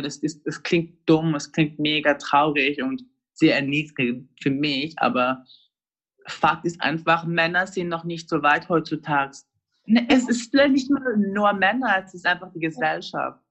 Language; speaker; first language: German; early bilingual, other home language; Japanese